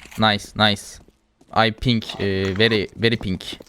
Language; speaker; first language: English; non-native, learner; Turkish